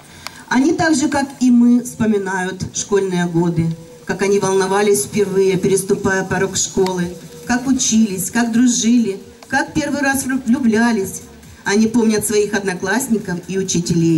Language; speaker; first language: Russian; native; Russian